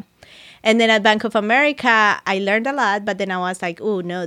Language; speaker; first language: English; non-native, fluent; Spanish